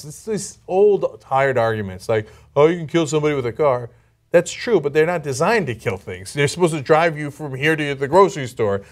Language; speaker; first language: English; non-native, fluent; Turkish